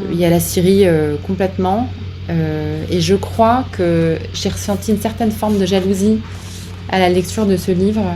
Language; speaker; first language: French; native; French